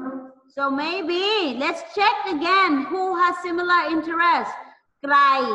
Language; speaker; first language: English; non-native, fluent; Thai